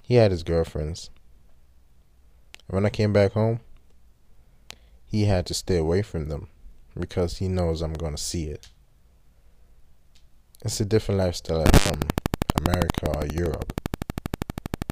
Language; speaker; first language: English; non-native, local second language; German